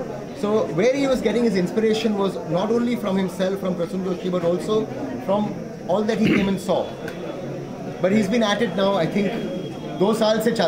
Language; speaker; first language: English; non-native, local second language; Hindi